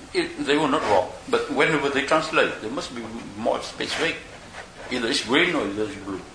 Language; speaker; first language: English; non-native, fluent; Vietnamese